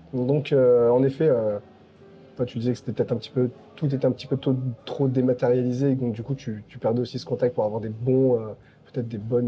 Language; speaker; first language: French; native; French